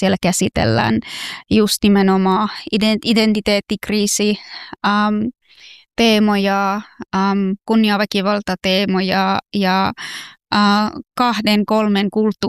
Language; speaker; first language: Finnish; non-native, fluent; Persian